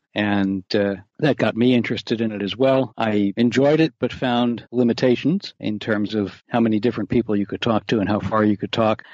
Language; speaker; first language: English; native; English